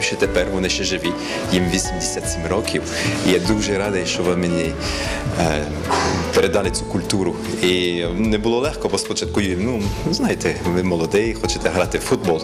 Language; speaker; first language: Ukrainian; early bilingual, heritage; Ukrainian